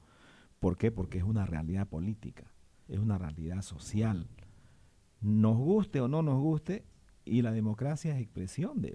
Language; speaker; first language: Spanish; native; Spanish